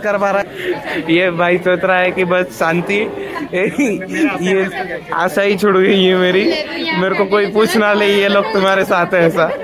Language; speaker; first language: Hindi; native; Hindi